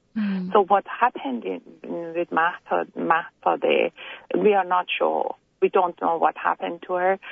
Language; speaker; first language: English; non-native, fluent; Persian